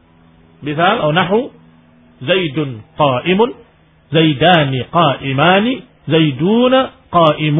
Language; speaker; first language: Arabic; non-native, fluent; Indonesian